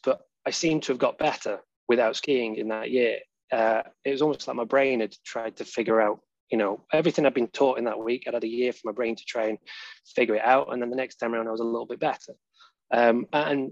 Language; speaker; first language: English; native; English